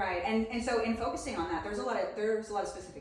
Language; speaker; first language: English; native; English